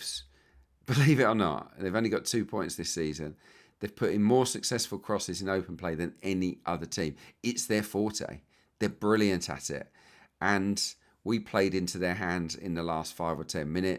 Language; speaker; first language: English; native; English